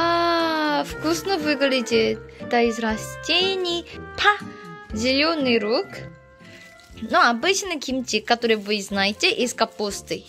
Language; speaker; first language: Russian; non-native, fluent; Korean